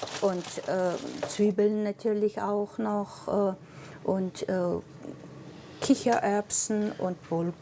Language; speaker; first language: German; non-native, fluent; Mongolian